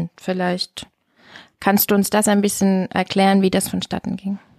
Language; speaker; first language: German; native; German